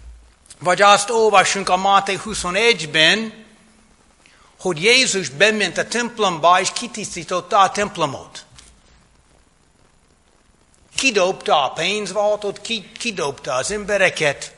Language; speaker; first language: Hungarian; non-native, fluent; English